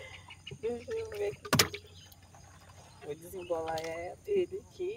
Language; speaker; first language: Portuguese; native; Portuguese